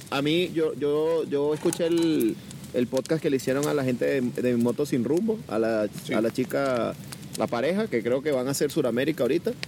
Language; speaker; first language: Spanish; native; Spanish